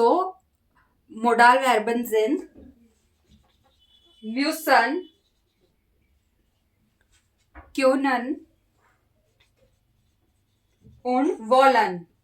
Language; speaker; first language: German; non-native, learner; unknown